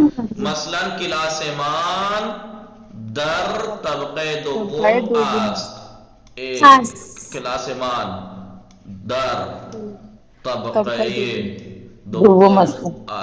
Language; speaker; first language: Persian; non-native, fluent; Urdu